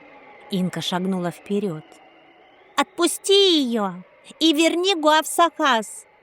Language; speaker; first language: Russian; native; Russian